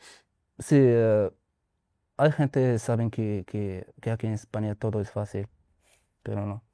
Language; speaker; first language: Spanish; non-native, learner; Arabic